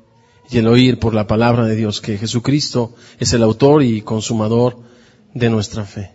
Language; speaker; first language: Spanish; native; Spanish